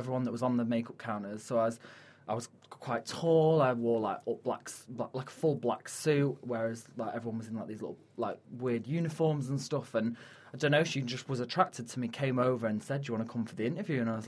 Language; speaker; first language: English; native; English